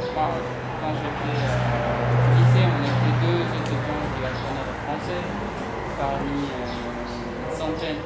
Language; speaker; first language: French; non-native, fluent; Arabic